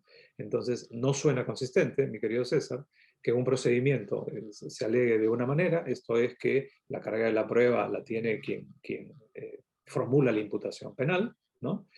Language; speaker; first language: Spanish; native; Spanish